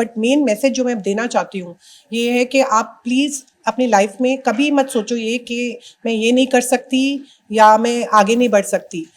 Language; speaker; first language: Hindi; native; Hindi